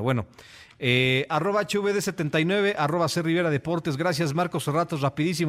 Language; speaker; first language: Spanish; native; Spanish